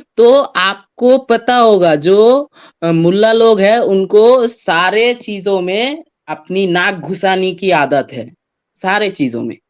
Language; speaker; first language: Hindi; non-native, fluent; Bangla